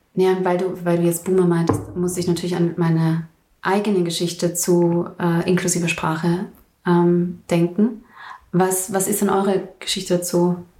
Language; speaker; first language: German; native; German